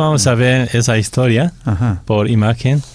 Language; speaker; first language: Spanish; non-native, fluent; Korean